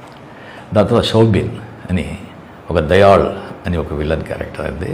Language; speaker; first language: Telugu; non-native, local second language; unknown